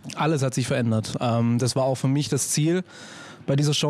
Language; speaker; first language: German; native; German